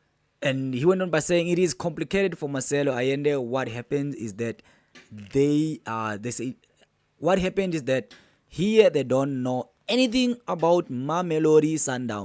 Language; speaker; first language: English; non-native, local second language; Zulu